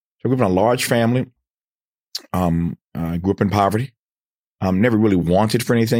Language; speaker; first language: English; native; English